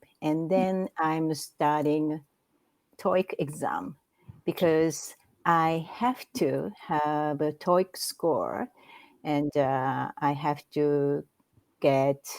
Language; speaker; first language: English; non-native, learner; Japanese